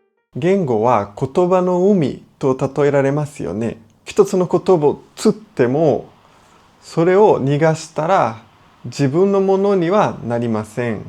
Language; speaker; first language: Japanese; non-native, fluent; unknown